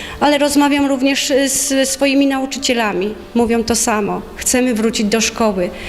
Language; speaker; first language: Polish; native; Polish